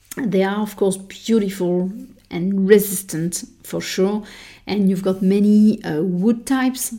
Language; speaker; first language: English; non-native, fluent; French